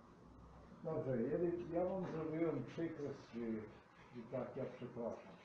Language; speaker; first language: Polish; non-native, learner; Arabic